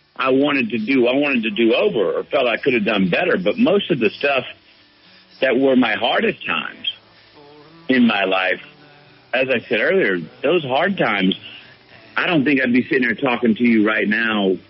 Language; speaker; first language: English; native; English